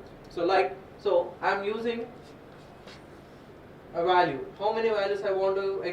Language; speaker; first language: English; non-native, local second language; Telugu